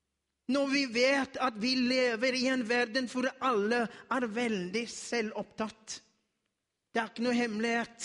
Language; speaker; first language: Norwegian; non-native, learner; Afrikaans